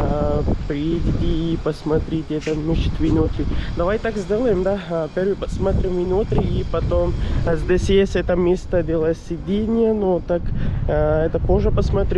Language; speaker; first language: Russian; non-native, learner; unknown